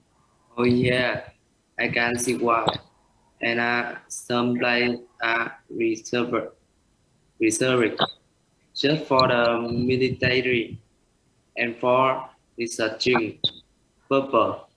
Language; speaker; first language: English; non-native, learner; Vietnamese